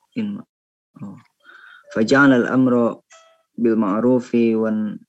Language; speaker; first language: Arabic; non-native, learner; Indonesian